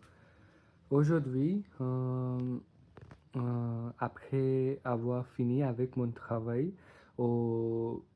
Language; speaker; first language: French; non-native, learner; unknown